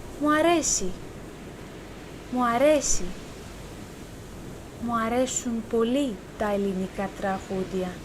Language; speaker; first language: Greek; non-native, fluent; Turkish